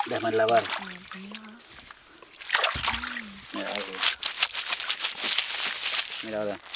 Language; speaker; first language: Spanish; non-native, local second language; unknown